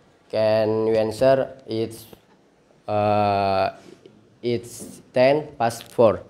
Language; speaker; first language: English; non-native, learner; Indonesian